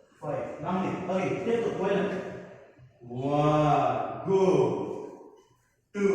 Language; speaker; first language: Vietnamese; non-native, learner; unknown